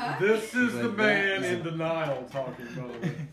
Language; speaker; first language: English; native; English